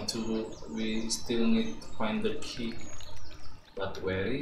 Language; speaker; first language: English; non-native, learner; Indonesian